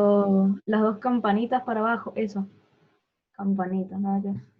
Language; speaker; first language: Spanish; native; Spanish